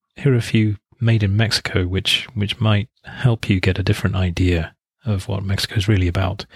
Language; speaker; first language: English; native; English